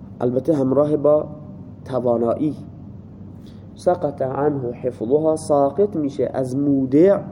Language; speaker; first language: Persian; non-native, local second language; Baluchi